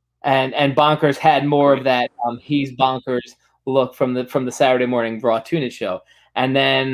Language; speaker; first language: English; native; English